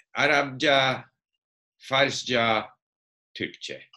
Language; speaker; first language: Turkish; non-native, learner; English